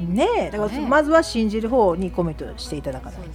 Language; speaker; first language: Japanese; native; Japanese